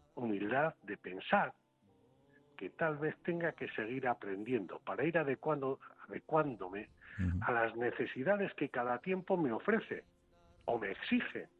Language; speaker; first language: Spanish; native; Spanish